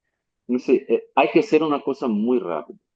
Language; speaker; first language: Spanish; non-native, learner; Portuguese